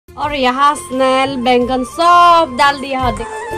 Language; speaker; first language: Hindi; non-native, local second language; Chakma